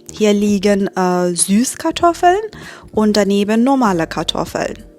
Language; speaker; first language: German; non-native, fluent; Persian